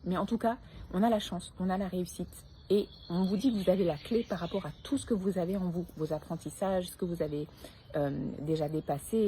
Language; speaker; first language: French; native; French